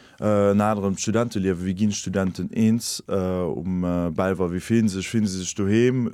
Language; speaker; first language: Luxembourgish; native; Luxembourgish